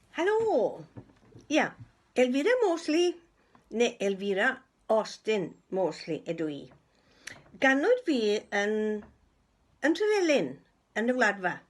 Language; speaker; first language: Welsh; early bilingual, heritage; Welsh